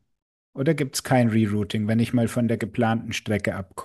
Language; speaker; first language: German; native; German